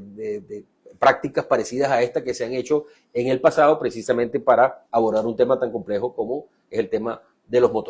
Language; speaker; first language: Spanish; native; Spanish